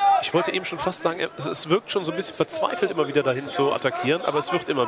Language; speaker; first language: German; native; German